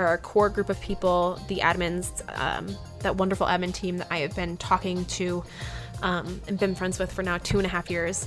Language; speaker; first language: English; native; English